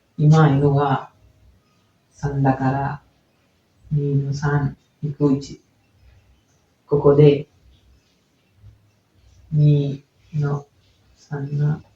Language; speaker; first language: Japanese; non-native, learner; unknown